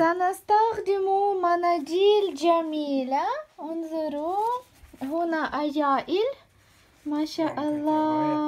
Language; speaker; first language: Arabic; non-native, fluent; Ukrainian